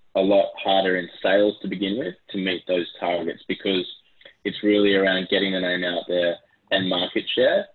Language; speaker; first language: English; native; English